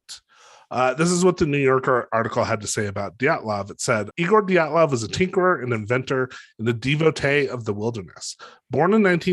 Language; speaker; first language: English; native; English